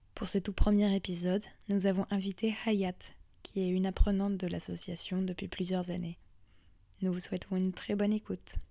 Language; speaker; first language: French; native; French